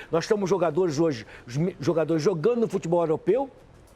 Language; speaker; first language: Portuguese; native; Portuguese